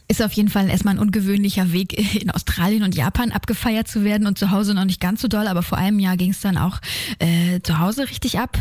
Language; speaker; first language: German; native; German